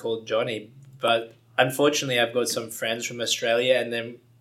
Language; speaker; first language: English; native; English